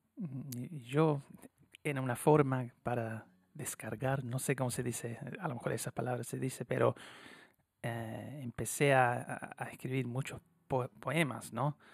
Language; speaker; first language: Spanish; early bilingual, heritage; Spanish